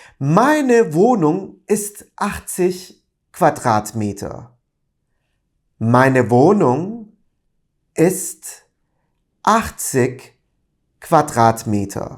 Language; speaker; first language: German; non-native, fluent; Turkish